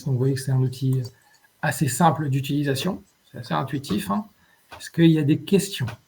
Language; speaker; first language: French; native; French